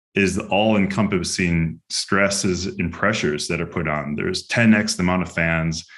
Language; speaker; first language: English; native; English